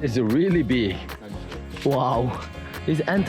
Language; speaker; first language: English; non-native, learner; Korean